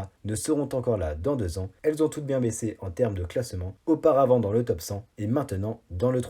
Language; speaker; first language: French; native; French